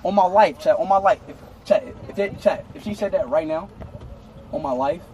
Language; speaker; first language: English; native; English